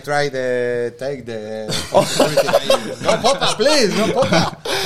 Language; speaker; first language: English; non-native, learner; Spanish